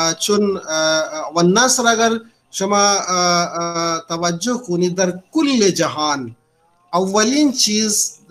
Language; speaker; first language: Persian; non-native, fluent; Urdu